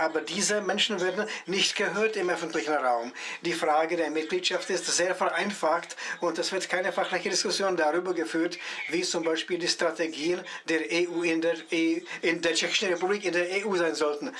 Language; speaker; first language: German; non-native, fluent; Czech